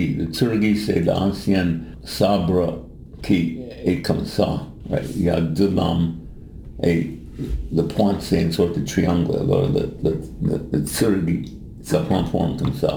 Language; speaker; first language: French; non-native, learner; English